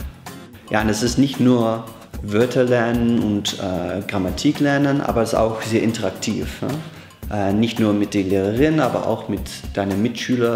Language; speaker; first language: German; non-native, learner; Dutch